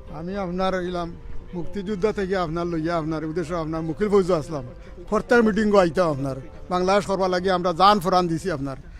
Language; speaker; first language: Bangla; native; Bangla